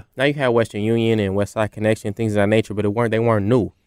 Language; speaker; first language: English; native; English